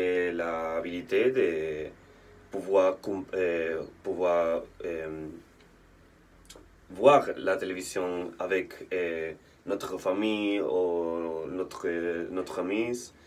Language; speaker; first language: French; non-native, learner; Spanish